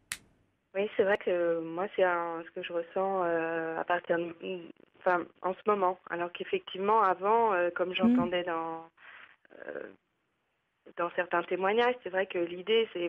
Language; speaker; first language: French; native; French